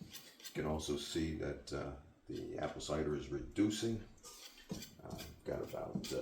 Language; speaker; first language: English; native; English